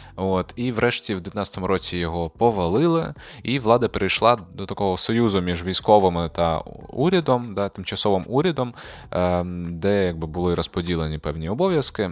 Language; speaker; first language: Ukrainian; non-native, local second language; Russian